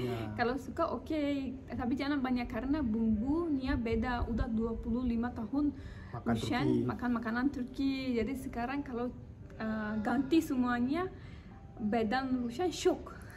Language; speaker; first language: Indonesian; non-native, learner; Turkish